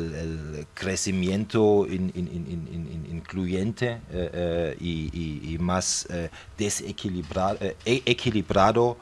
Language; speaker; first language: Spanish; non-native, fluent; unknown